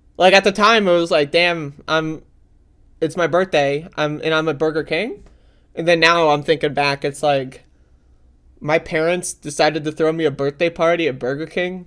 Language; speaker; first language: English; native; English